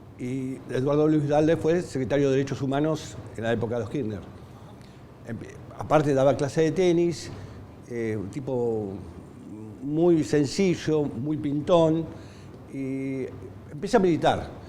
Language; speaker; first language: Spanish; native; Spanish